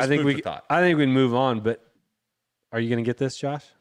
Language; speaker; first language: English; native; English